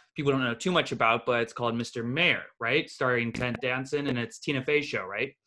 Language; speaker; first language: English; native; English